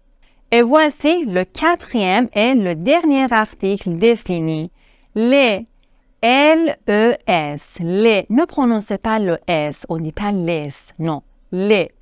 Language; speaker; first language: French; non-native, fluent; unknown